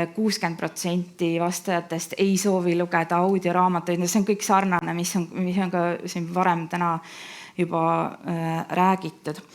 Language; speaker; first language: Estonian; native; Estonian